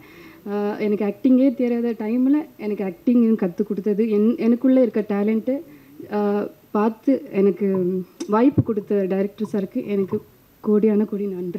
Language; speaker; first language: Tamil; non-native, fluent; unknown